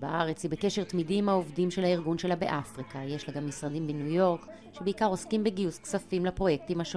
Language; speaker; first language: Hebrew; native; Hebrew